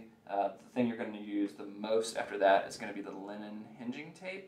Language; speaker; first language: English; native; English